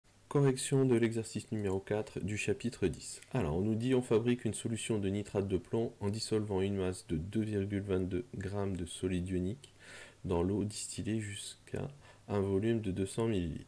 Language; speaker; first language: French; native; French